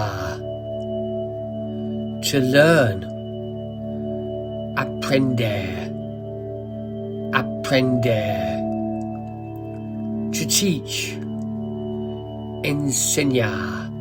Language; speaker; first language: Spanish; non-native, learner; English